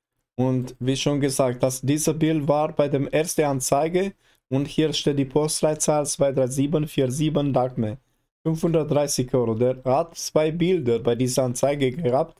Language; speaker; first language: German; non-native, learner; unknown